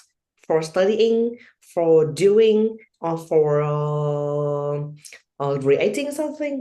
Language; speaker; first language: English; non-native, learner; Vietnamese